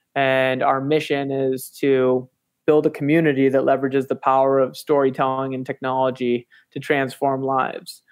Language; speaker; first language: English; native; English